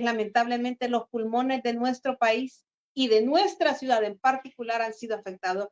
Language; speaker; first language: Spanish; native; Spanish